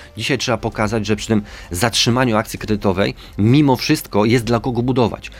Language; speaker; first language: Polish; native; Polish